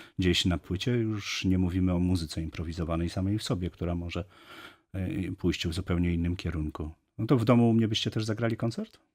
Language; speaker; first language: Polish; native; Polish